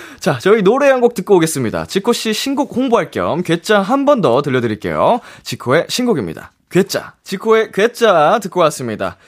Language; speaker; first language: Korean; native; Korean